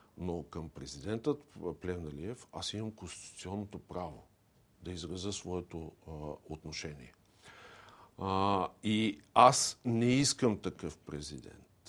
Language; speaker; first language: Bulgarian; native; Bulgarian